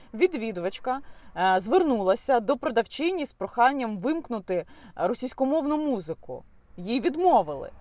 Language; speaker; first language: Ukrainian; non-native, local second language; Russian